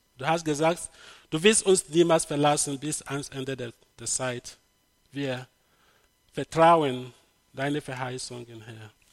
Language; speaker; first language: German; non-native, fluent; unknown